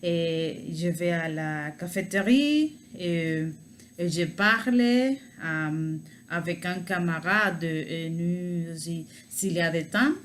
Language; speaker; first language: French; non-native, learner; Spanish